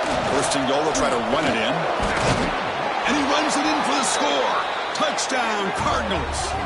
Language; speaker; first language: English; native; English